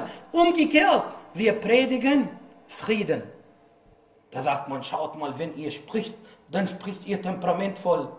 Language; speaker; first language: German; non-native, fluent; Arabic